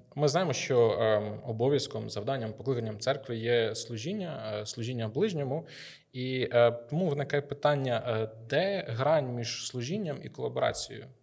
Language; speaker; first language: Ukrainian; native; Ukrainian